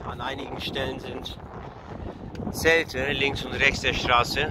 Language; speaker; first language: German; early bilingual, other home language; Turkish